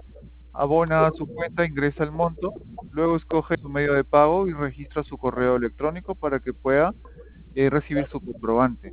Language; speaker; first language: Spanish; native; Spanish